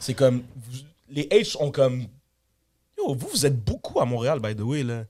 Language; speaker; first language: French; native; French